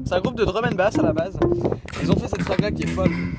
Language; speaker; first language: French; native; French